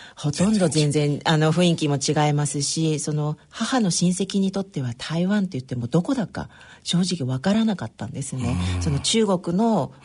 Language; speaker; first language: Japanese; early bilingual, other home language; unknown